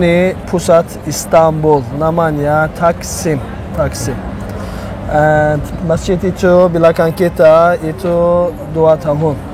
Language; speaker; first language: Indonesian; non-native, learner; Turkish